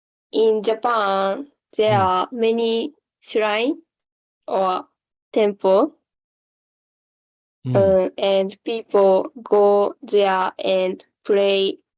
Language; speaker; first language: English; non-native, learner; Japanese